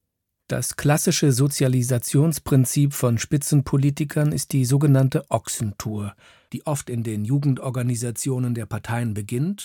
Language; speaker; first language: German; native; German